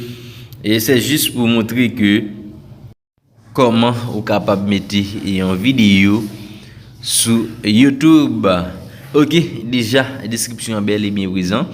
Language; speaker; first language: French; non-native, local second language; Haitian Creole